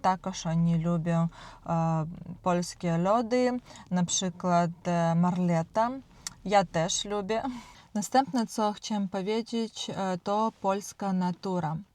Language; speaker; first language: Polish; non-native, learner; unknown